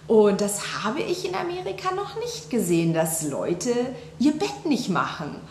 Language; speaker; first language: German; native; German